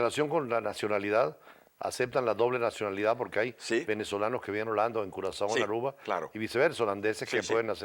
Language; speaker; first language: Spanish; native; Spanish